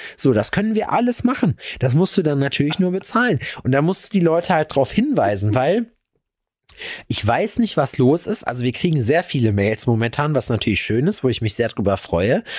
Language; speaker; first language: German; native; German